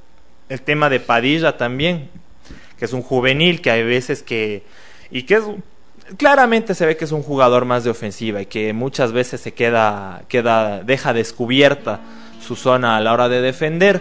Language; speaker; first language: Spanish; native; Spanish